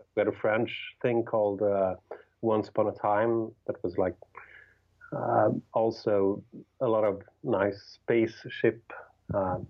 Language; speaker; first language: English; non-native, fluent; Swedish